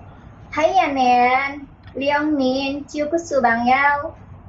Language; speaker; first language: Cantonese; non-native, learner; Vietnamese